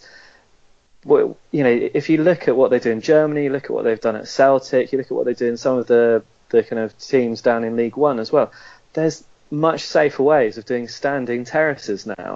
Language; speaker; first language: English; native; English